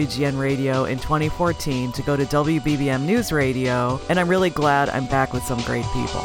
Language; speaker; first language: English; native; English